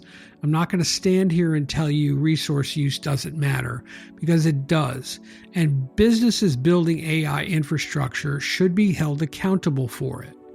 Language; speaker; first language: English; native; English